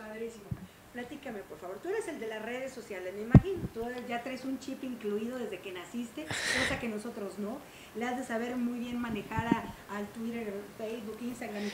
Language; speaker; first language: Spanish; native; Spanish